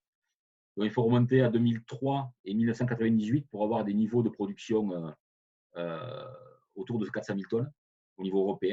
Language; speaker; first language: French; native; French